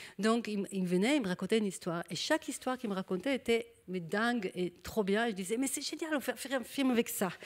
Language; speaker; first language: French; non-native, fluent; Hebrew